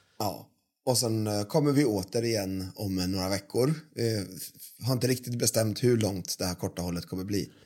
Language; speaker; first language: Swedish; native; Swedish